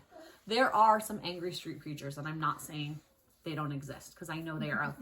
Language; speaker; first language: English; native; English